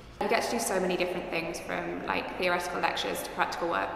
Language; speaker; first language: English; native; English